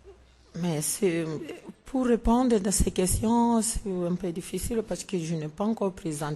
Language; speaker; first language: French; non-native, learner; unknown